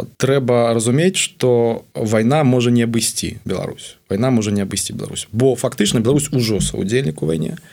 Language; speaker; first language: Belarusian; non-native, local second language; Russian